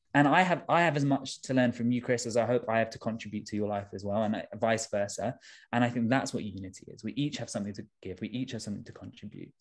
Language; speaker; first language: English; native; English